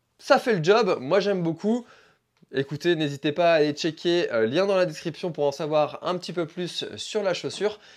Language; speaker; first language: French; native; French